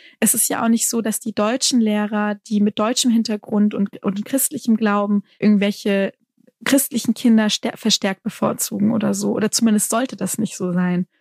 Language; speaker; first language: German; native; German